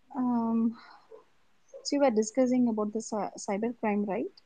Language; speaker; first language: English; non-native, local second language; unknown